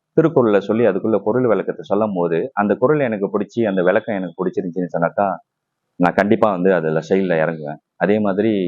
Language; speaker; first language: Tamil; non-native, local second language; Chinese